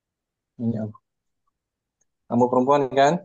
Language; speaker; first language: Indonesian; native; Indonesian